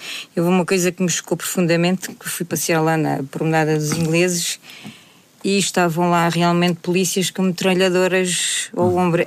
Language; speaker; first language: Portuguese; native; Portuguese